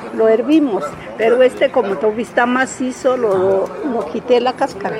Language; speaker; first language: Spanish; native; Spanish